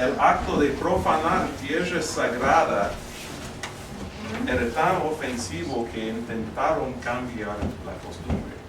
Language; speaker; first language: Spanish; non-native, fluent; English